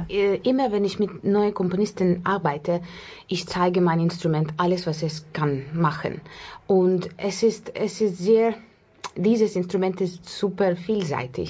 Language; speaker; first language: German; non-native, learner; Russian